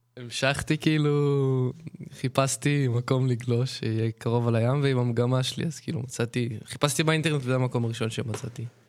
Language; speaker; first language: Hebrew; native; Hebrew